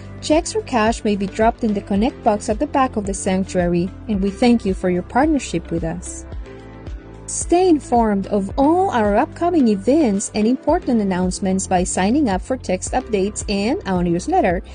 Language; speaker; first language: English; native; English